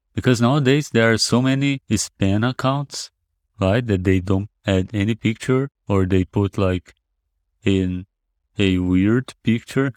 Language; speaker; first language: English; non-native, fluent; Portuguese